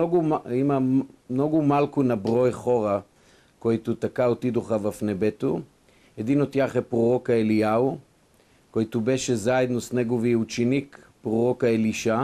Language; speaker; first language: Bulgarian; non-native, fluent; Hebrew